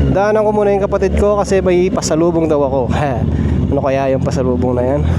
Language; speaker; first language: Filipino; non-native, local second language; Pampanga